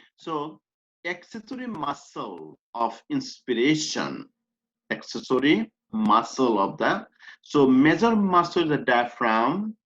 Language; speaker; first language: English; non-native, fluent; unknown